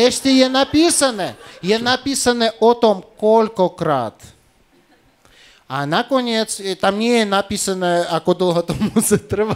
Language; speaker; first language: Slovak; non-native, fluent; Russian